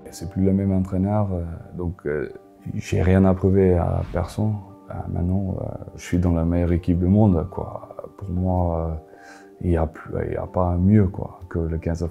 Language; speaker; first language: French; non-native, fluent; Afrikaans